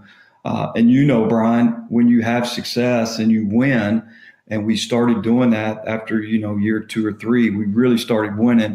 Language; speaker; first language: English; native; English